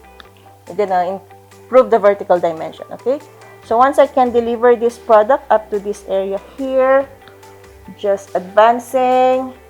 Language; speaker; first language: English; non-native, local second language; Filipino